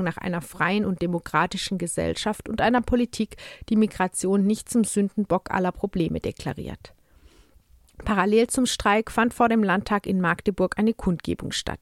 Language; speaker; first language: German; native; German